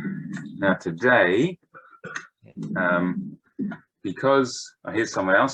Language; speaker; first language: English; non-native, fluent; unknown